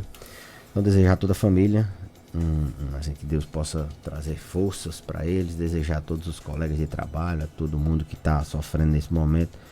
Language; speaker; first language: Portuguese; native; Portuguese